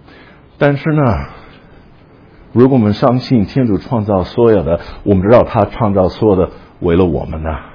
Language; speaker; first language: Chinese; non-native, fluent; English